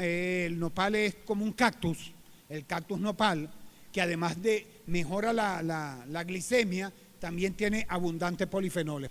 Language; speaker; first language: Spanish; native; Spanish